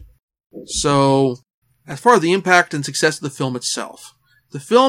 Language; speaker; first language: English; native; English